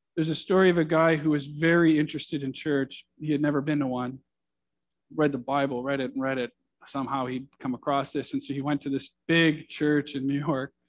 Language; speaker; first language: English; native; English